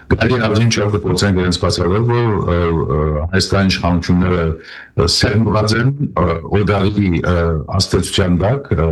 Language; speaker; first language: Armenian; early bilingual, heritage; Armenian